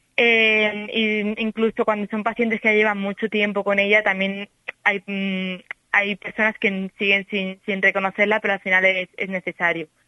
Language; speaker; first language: Spanish; native; Spanish